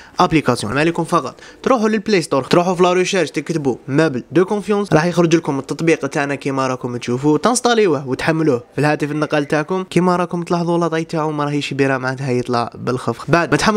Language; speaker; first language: Arabic; native; Arabic